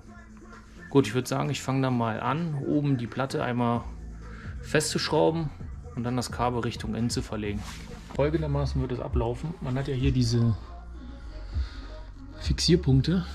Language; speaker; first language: German; native; German